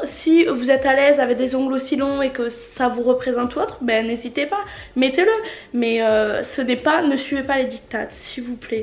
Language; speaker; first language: French; native; French